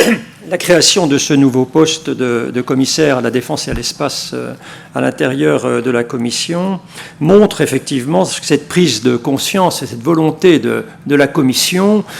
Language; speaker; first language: French; native; French